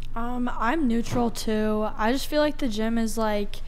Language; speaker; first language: English; native; English